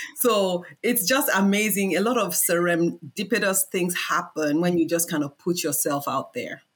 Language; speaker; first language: English; non-native, local second language; Yoruba